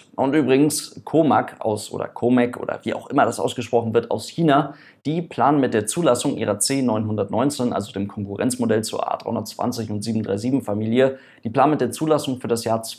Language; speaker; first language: German; native; German